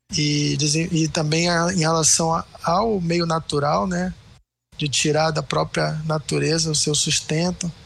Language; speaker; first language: Portuguese; native; Portuguese